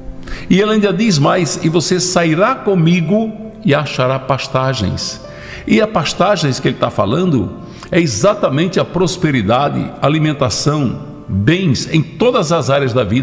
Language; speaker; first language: Portuguese; native; Portuguese